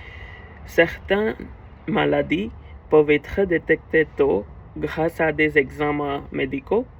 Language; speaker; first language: French; non-native, learner; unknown